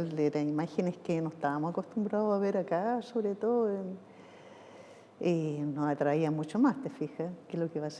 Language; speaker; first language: Spanish; native; Spanish